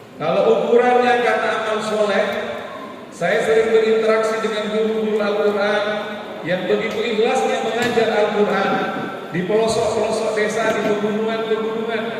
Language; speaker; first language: Indonesian; non-native, local second language; Madurese